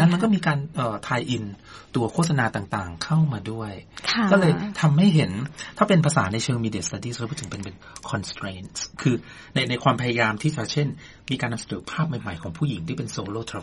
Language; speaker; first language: Thai; native; Thai